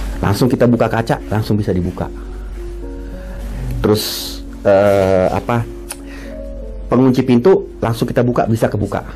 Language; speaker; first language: Indonesian; native; Indonesian